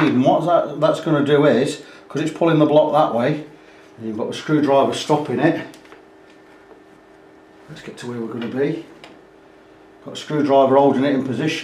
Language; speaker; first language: English; native; English